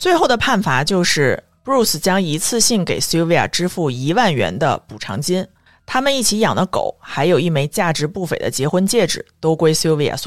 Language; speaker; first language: Chinese; native; Chinese